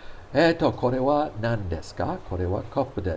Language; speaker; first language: Japanese; non-native, fluent; English